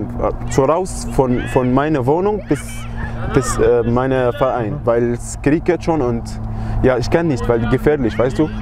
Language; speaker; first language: German; non-native, learner; Arabic